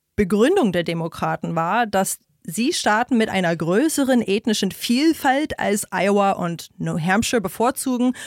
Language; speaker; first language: German; non-native, fluent; English